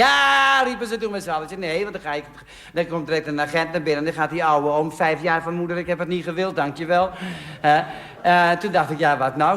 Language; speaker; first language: Dutch; native; Dutch